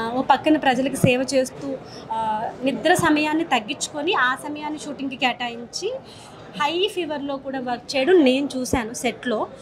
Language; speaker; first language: Telugu; non-native, local second language; Marathi